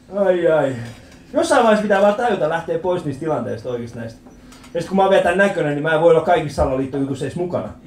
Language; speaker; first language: Finnish; early bilingual, other home language; Persian